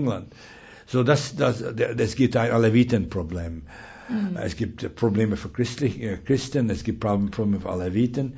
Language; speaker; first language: German; non-native, fluent; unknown